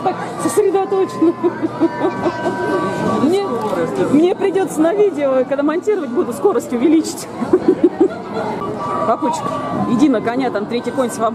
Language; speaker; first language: Russian; native; Russian